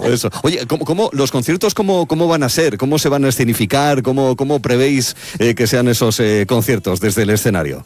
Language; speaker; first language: Spanish; native; Spanish